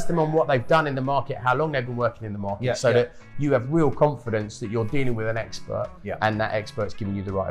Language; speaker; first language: English; native; English